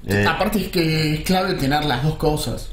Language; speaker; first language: Spanish; native; Spanish